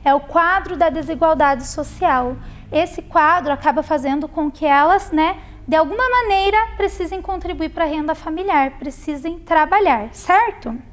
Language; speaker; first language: Portuguese; native; Portuguese